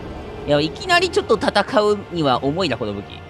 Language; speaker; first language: Japanese; native; Japanese